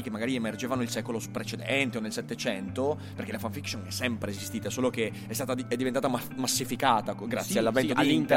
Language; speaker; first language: Italian; native; Italian